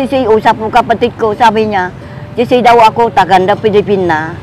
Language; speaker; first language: Filipino; non-native, learner; Vietnamese